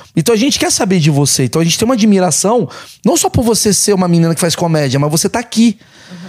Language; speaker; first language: Portuguese; native; Portuguese